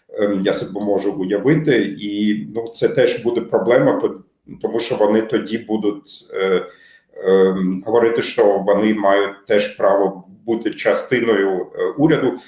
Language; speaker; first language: Ukrainian; non-native, fluent; German